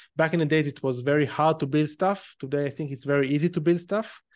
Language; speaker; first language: English; non-native, fluent; Hebrew